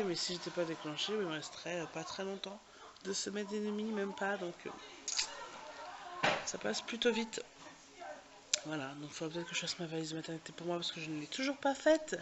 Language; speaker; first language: French; native; French